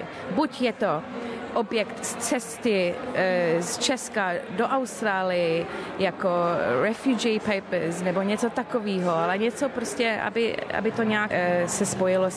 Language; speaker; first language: Czech; early bilingual, heritage; English